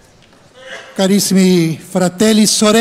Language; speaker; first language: Italian; non-native, learner; Portuguese